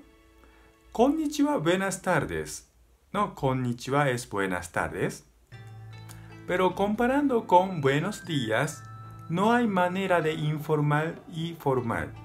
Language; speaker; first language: Spanish; non-native, learner; Japanese